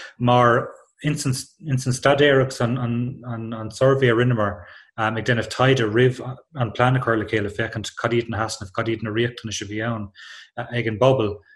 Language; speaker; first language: Irish; non-native, local second language; English